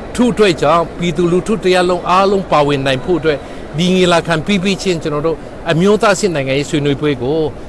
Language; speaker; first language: Burmese; non-native, local second language; Hakha Chin